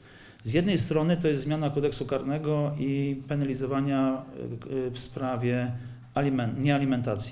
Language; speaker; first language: Polish; native; Polish